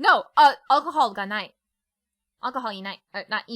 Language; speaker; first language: Japanese; non-native, learner; English